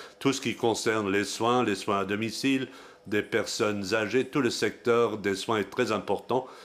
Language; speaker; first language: French; non-native, local second language; Luxembourgish